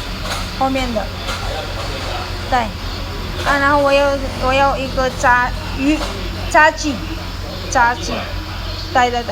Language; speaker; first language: Chinese; non-native, learner; Filipino